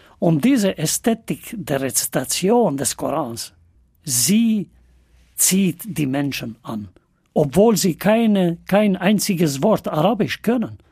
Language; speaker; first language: German; non-native, fluent; Albanian